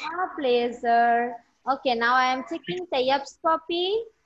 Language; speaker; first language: English; non-native, local second language; Bangla